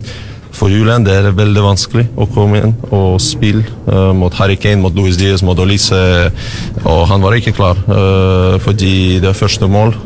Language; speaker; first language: Norwegian; non-native, learner; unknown